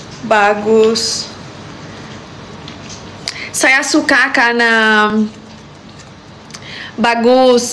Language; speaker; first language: Indonesian; non-native, learner; Portuguese